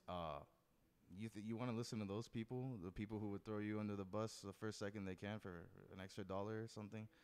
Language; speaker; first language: English; native; English